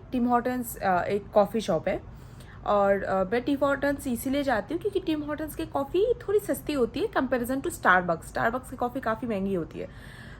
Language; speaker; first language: Hindi; non-native, local second language; Odia